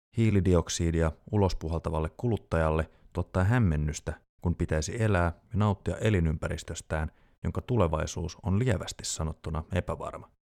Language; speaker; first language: Finnish; native; Finnish